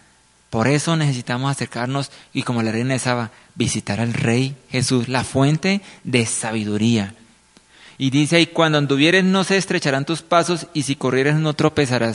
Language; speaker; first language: Spanish; native; Spanish